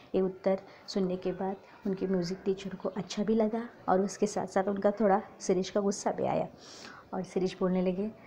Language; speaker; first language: Hindi; non-native, local second language; Marathi